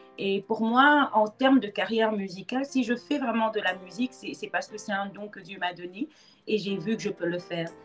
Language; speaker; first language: French; non-native, local second language; Lingala